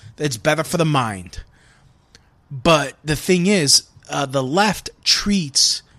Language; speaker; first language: English; native; English